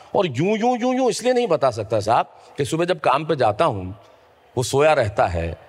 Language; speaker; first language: Hindi; native; Hindi